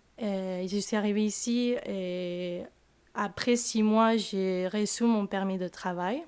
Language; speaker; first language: French; non-native, fluent; Spanish